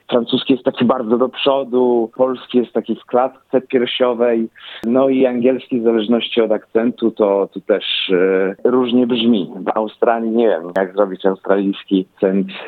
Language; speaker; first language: Polish; early bilingual, heritage; Polish